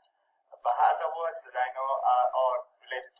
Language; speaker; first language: English; non-native, fluent; Italian